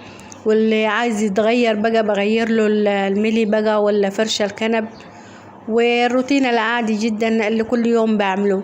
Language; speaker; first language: Arabic; native; Arabic